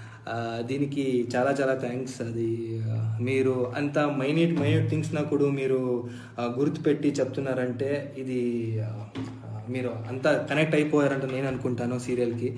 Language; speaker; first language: Telugu; non-native, fluent; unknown